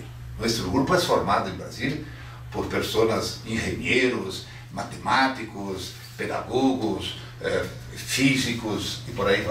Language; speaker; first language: Spanish; non-native, fluent; Portuguese